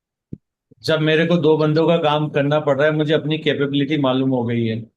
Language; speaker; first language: Hindi; native; Hindi